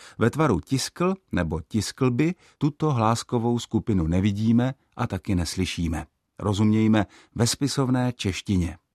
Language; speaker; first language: Czech; native; Czech